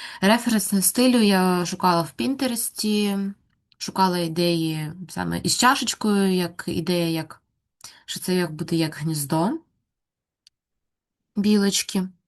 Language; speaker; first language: Ukrainian; native; Ukrainian